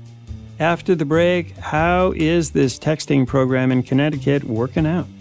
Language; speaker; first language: English; native; English